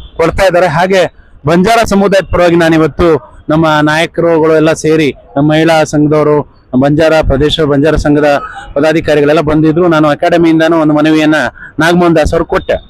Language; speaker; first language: Kannada; non-native, local second language; Lambadi